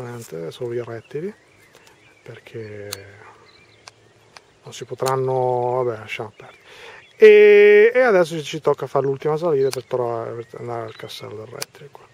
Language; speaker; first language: Italian; early bilingual, other home language; Albanian